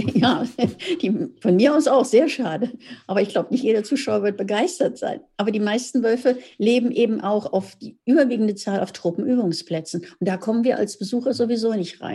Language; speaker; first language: German; native; German